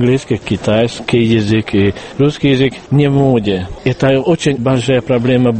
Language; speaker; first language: Russian; non-native, learner; Hungarian